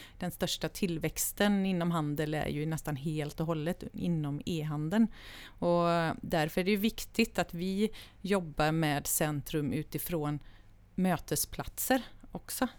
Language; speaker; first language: Swedish; native; Swedish